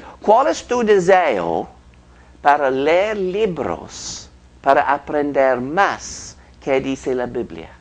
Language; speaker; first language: Spanish; non-native, fluent; English